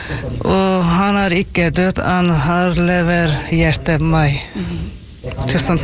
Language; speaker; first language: Norwegian; non-native, learner; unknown